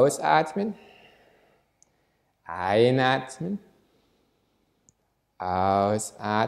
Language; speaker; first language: German; native; German